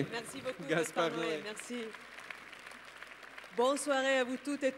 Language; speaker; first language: French; non-native, local second language; Italian